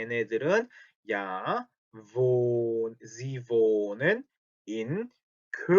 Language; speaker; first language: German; non-native, fluent; Korean